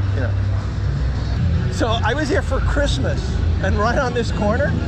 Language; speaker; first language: English; early bilingual, other home language; Portuguese